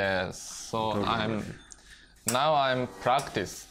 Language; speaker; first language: English; non-native, learner; Japanese